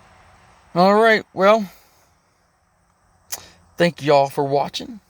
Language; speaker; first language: English; native; English